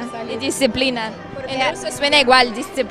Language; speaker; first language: Spanish; non-native, fluent; Russian